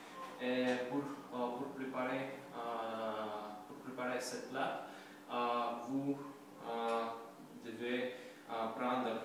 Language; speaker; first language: French; non-native, learner; Russian